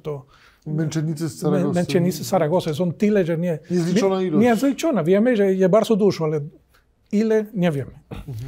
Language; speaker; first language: Polish; non-native, learner; Spanish